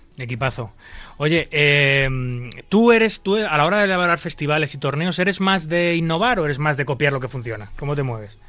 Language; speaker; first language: Spanish; native; Spanish